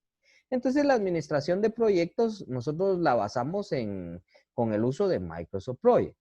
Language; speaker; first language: Spanish; native; Spanish